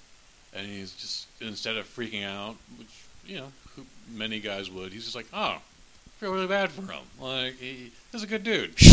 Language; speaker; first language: English; native; English